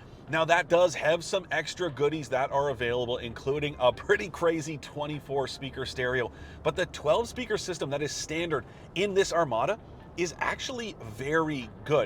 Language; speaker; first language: English; native; English